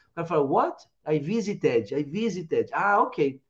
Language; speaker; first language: English; non-native, fluent; Portuguese